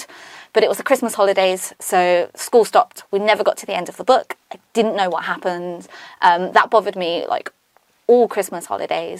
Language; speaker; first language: English; native; English